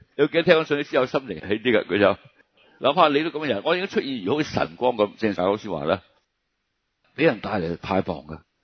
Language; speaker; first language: Cantonese; native; Cantonese